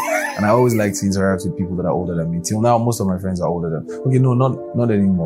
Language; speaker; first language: English; non-native, local second language; Yoruba